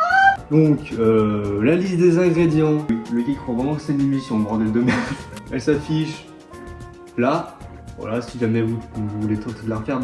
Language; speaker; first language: French; native; French